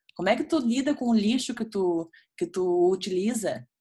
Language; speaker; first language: Portuguese; native; Portuguese